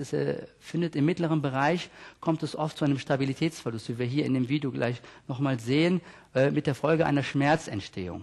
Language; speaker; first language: German; native; German